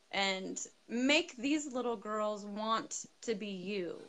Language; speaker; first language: English; native; English